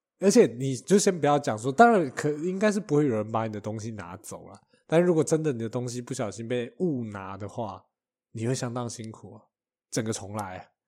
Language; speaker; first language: Chinese; native; Chinese